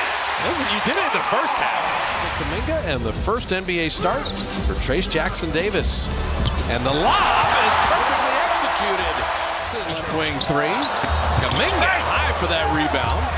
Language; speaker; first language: English; native; English